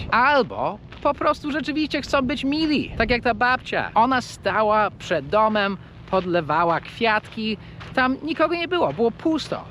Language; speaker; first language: Polish; non-native, fluent; English